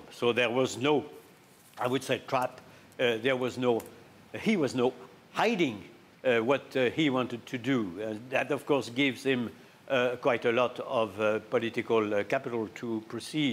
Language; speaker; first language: English; non-native, fluent; French